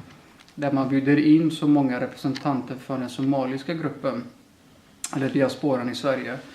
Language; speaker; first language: Swedish; early bilingual, other home language; Somali